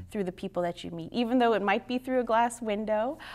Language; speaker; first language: English; native; English